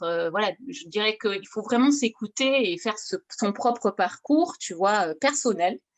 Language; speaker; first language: French; native; French